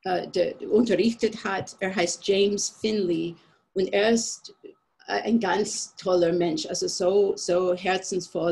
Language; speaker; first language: German; non-native, fluent; English